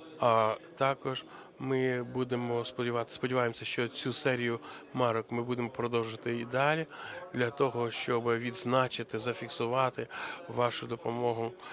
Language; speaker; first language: Ukrainian; native; Ukrainian